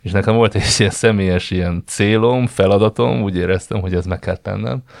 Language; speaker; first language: Hungarian; non-native, fluent; Chinese